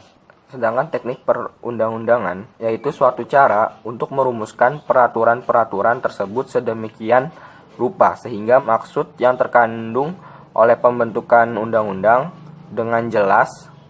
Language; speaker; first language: Indonesian; native; Indonesian